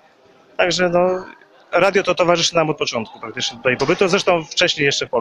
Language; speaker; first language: Polish; native; Polish